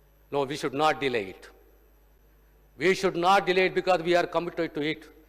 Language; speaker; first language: English; non-native, local second language; Telugu